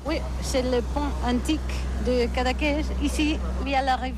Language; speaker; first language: French; non-native, learner; Catalan